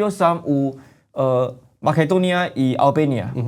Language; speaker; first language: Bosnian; non-native, learner; Chinese